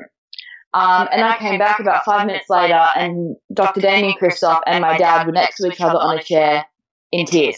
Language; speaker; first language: English; native; English